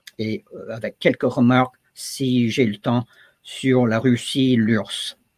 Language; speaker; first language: French; non-native, fluent; English